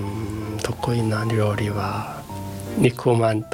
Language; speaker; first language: Japanese; non-native, learner; Mongolian